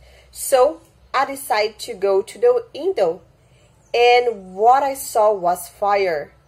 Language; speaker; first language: English; non-native, fluent; Portuguese